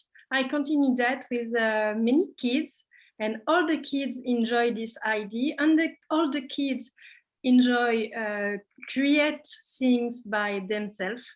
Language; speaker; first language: English; non-native, learner; French